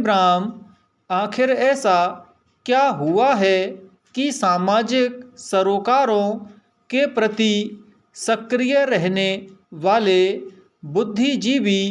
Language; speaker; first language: Hindi; native; Hindi